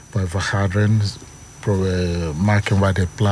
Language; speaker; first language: Dutch; non-native, fluent; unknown